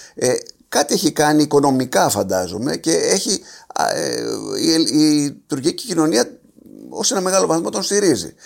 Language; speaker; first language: Greek; native; Greek